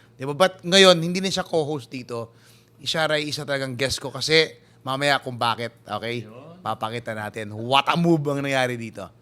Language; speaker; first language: Filipino; early bilingual, heritage; Filipino